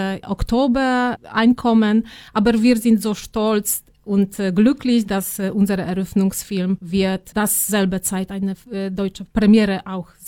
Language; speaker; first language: German; non-native, learner; Polish